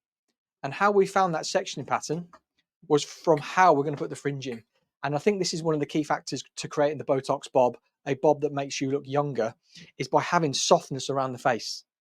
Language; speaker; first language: English; native; English